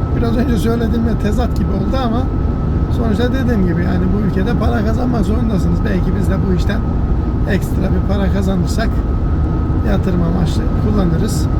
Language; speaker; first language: Turkish; early bilingual, heritage; Turkish